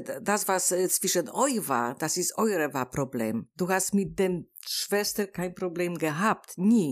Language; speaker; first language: German; non-native, learner; Polish